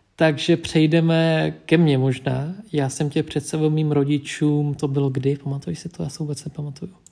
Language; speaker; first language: Czech; early bilingual, other home language; Vietnamese